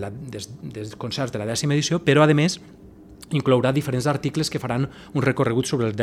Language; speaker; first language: Catalan; native; Catalan